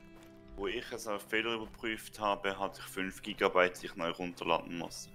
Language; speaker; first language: German; native; German